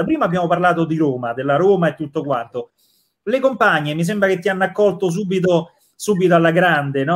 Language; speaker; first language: Italian; native; Italian